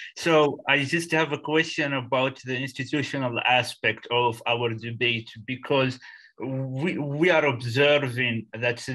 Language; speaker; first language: English; non-native, fluent; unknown